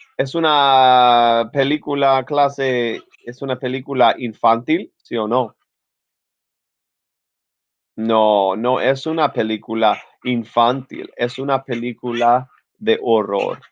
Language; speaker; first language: Spanish; non-native, fluent; English